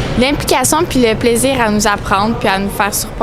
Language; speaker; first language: French; native; French